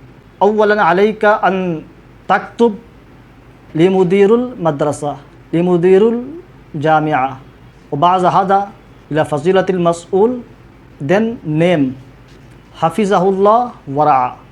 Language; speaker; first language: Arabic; non-native, fluent; Urdu